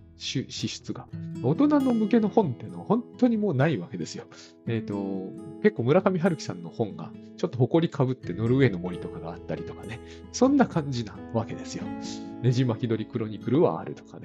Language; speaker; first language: Japanese; native; Japanese